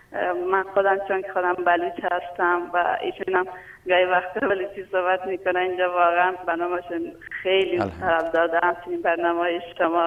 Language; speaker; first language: Persian; non-native, local second language; Baluchi